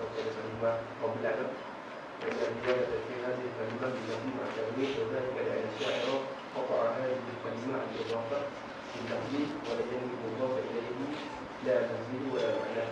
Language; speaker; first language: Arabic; non-native, learner; Malay